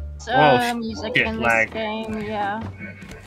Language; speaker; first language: English; native; English